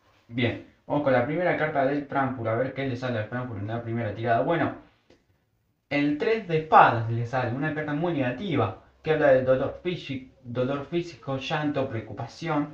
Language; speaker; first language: Spanish; native; Spanish